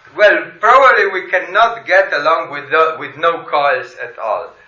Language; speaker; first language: English; non-native, fluent; Slovenian